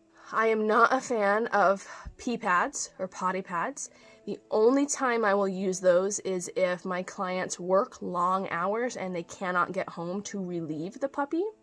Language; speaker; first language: English; native; English